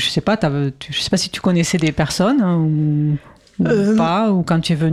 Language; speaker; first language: French; native; French